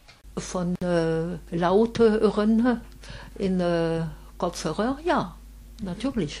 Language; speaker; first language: German; non-native, fluent; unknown